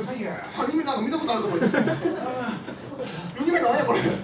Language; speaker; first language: Japanese; native; Japanese